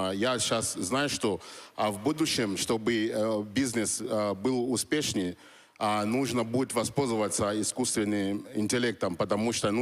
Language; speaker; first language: Russian; non-native, fluent; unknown